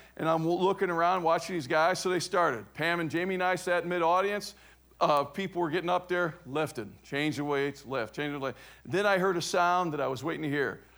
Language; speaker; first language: English; native; English